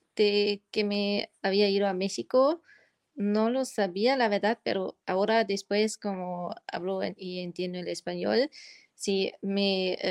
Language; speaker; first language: Spanish; non-native, learner; German